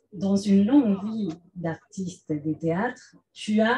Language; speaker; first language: French; non-native, fluent; Spanish